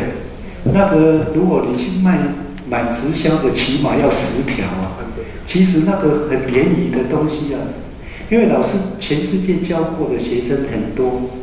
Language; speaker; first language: Chinese; native; Chinese